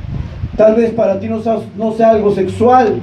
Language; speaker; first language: Spanish; native; Spanish